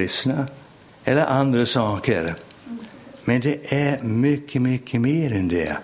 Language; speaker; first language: Swedish; non-native, fluent; English